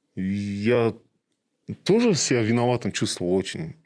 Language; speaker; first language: Russian; non-native, local second language; Kazakh